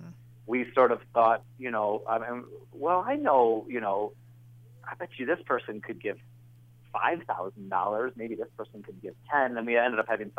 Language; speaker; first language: English; native; English